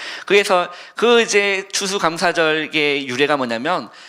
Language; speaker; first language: Korean; native; Korean